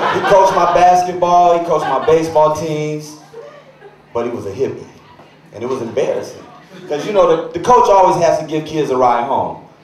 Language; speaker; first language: English; native; English